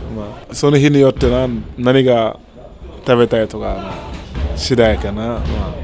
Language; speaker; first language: Japanese; non-native, fluent; Wolof